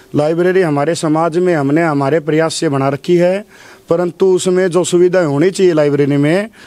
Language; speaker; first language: Hindi; native; Hindi